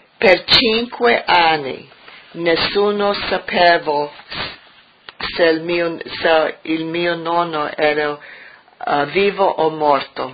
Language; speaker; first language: Italian; early bilingual, heritage; English